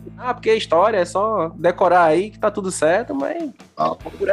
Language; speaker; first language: Portuguese; native; Portuguese